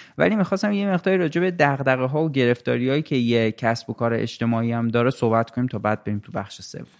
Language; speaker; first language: Persian; native; Persian